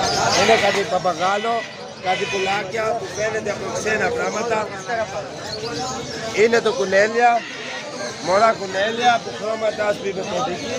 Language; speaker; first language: Greek; non-native, learner; Urdu